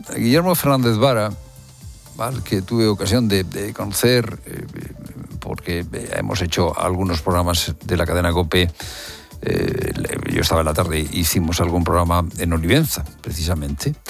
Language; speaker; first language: Spanish; native; Spanish